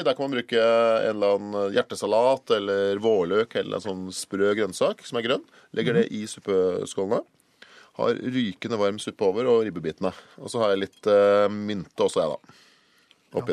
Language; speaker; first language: Norwegian; native; Norwegian